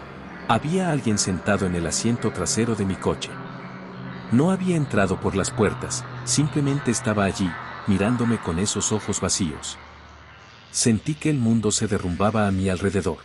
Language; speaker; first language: Spanish; native; Spanish